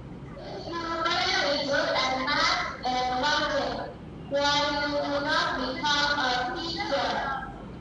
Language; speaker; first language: English; non-native, learner; Vietnamese